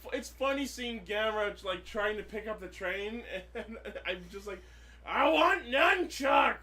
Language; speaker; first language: English; native; English